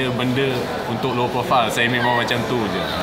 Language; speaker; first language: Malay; non-native, local second language; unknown